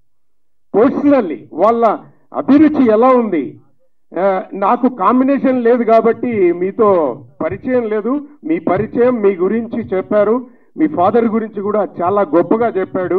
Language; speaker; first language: Telugu; native; Telugu